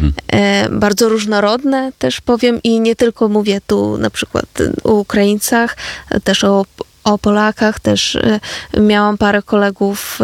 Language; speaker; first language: Polish; non-native, fluent; Ukrainian